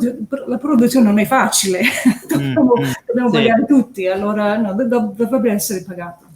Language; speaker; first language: Italian; early bilingual, heritage; English